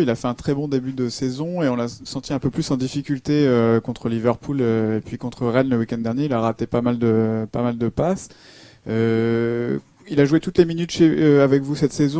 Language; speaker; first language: French; native; French